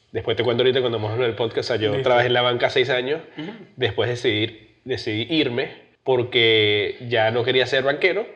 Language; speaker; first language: Spanish; early bilingual, heritage; Spanish